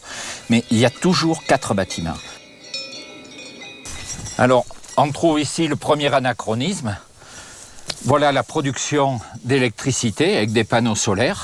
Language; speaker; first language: French; native; French